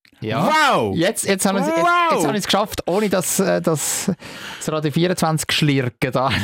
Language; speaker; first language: German; native; German